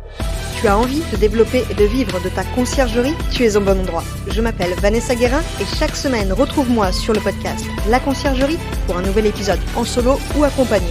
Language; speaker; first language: French; native; French